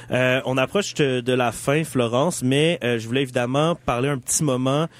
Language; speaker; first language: French; native; French